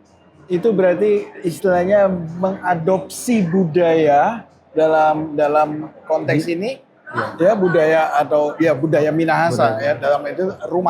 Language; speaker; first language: Indonesian; native; Indonesian